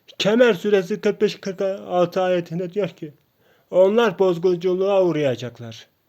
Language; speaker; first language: Turkish; non-native, local second language; Kurdish